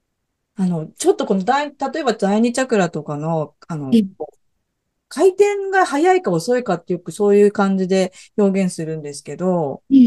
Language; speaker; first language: Japanese; native; Japanese